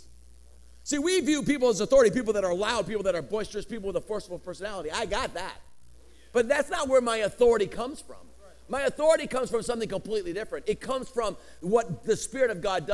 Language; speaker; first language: English; early bilingual, other home language; Greek